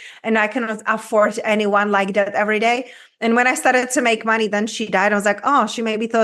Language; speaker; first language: English; non-native, fluent; Czech